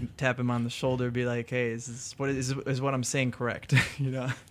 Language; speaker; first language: English; early bilingual, other home language; French